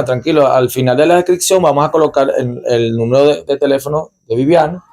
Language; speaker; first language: Spanish; native; Spanish